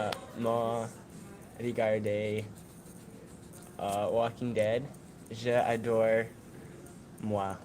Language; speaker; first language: French; non-native, learner; English